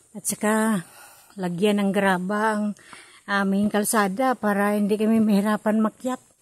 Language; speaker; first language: Filipino; non-native, local second language; Cebuano